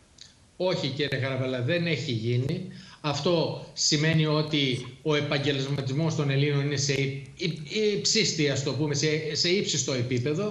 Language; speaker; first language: Greek; native; Greek